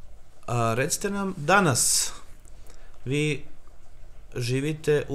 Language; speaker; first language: Croatian; native; Croatian